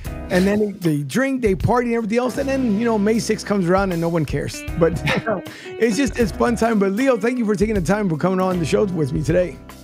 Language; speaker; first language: English; early bilingual, other home language; Spanish